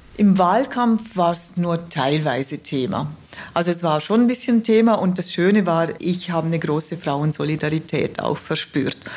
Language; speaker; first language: German; native; German